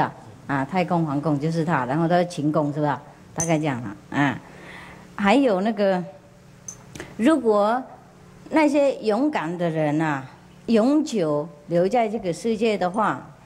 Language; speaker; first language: Chinese; non-native, fluent; Vietnamese